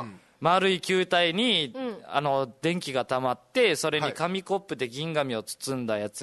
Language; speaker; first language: Japanese; native; Japanese